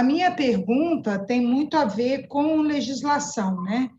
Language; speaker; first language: Portuguese; native; Portuguese